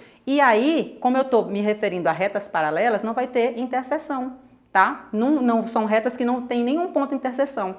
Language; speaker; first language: Portuguese; native; Portuguese